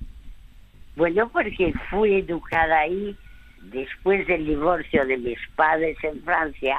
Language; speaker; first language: Spanish; early bilingual, other home language; French